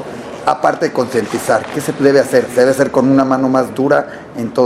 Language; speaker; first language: Spanish; native; Spanish